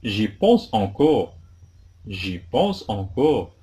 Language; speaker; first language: French; non-native, local second language; Arabic